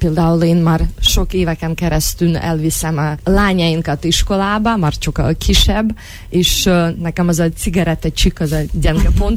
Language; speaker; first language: Hungarian; non-native, fluent; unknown